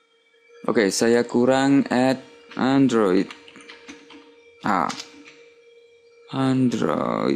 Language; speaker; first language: Indonesian; non-native, local second language; Javanese